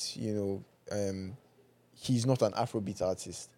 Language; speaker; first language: English; non-native, local second language; Yoruba